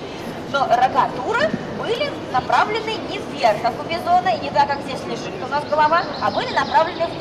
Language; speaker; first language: Russian; native; Russian